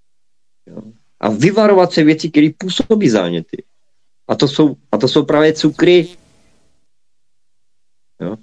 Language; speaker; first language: Czech; native; Czech